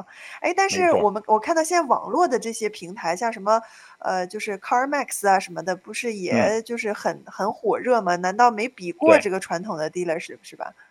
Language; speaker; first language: Chinese; native; Chinese